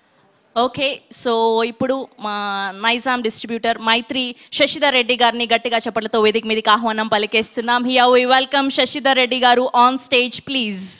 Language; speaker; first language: Telugu; native; Telugu